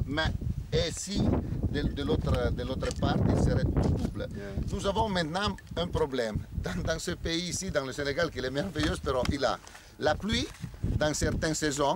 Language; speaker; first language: French; non-native, learner; Italian